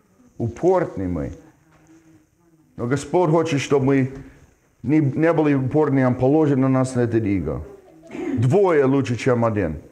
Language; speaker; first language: Russian; non-native, fluent; English